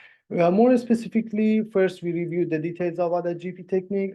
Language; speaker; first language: English; non-native, fluent; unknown